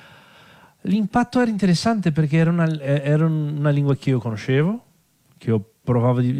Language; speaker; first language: Italian; non-native, fluent; Portuguese